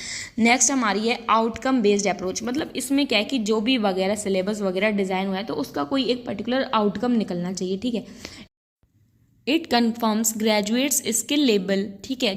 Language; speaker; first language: Hindi; native; Hindi